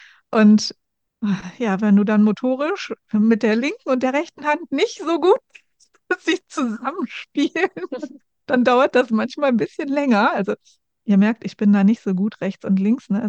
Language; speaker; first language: German; native; German